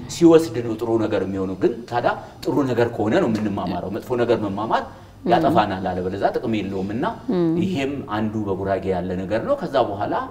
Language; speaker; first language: Amharic; non-native, local second language; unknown